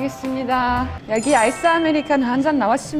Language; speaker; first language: Korean; non-native, fluent; French